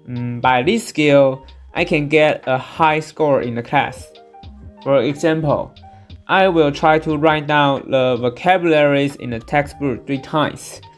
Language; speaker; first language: English; non-native, fluent; Chinese